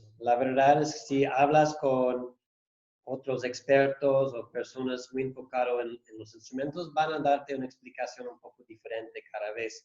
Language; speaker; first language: Spanish; non-native, fluent; English